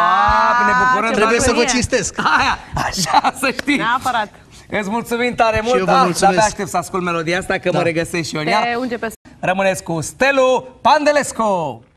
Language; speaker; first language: Romanian; native; Romanian